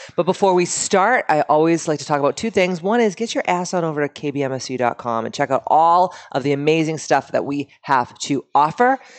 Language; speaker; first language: English; native; English